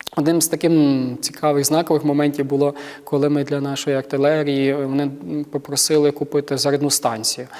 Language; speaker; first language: Ukrainian; native; Ukrainian